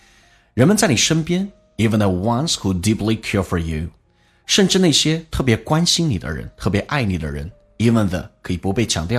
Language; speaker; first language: Chinese; native; Chinese